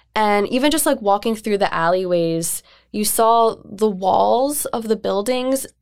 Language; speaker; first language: English; native; English